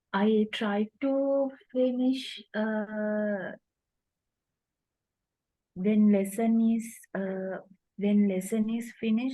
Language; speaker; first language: English; non-native, learner; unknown